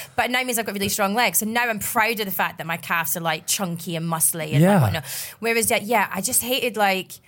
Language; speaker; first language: English; native; English